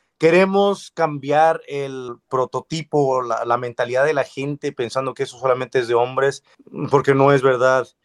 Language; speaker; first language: Spanish; early bilingual, other home language; English